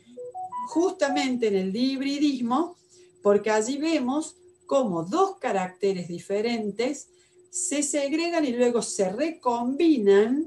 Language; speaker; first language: Spanish; native; Spanish